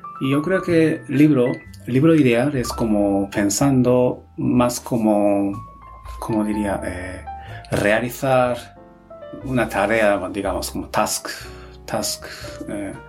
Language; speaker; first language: Spanish; non-native, fluent; Japanese